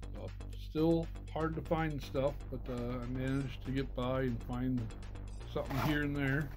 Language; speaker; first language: English; native; English